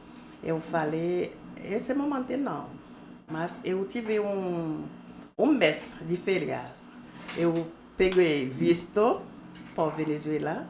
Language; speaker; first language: Portuguese; non-native, learner; Haitian Creole